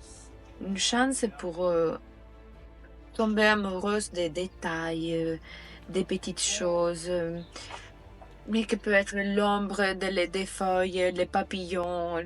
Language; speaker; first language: French; non-native, fluent; Italian